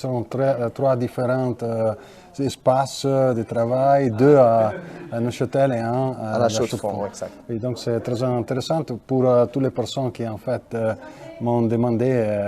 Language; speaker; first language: French; non-native, learner; Italian